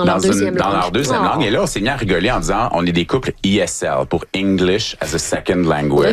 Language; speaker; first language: French; native; French